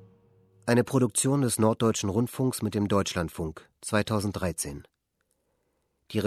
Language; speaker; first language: German; native; German